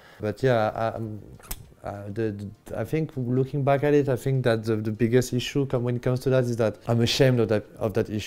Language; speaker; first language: English; non-native, fluent; French